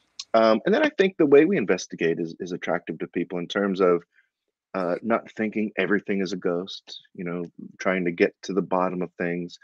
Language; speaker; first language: English; native; English